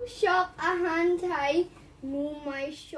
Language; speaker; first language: Thai; early bilingual, heritage; English